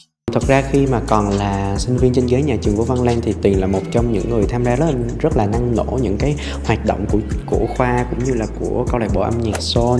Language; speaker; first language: Vietnamese; native; Vietnamese